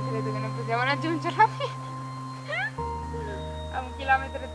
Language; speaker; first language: Italian; native; Italian